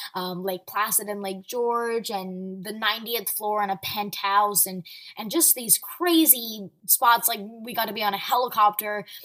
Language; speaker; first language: English; early bilingual, other home language; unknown